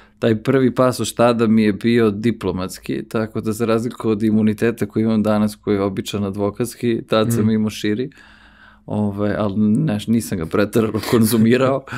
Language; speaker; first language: Serbian; early bilingual, heritage; Serbian